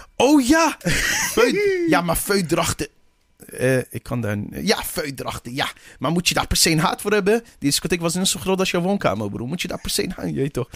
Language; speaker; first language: Dutch; early bilingual, other home language; Persian